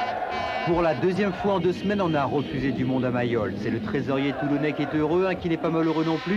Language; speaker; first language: French; native; French